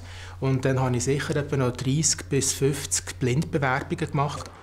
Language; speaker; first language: German; native; German